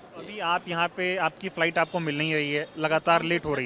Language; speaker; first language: Hindi; native; Hindi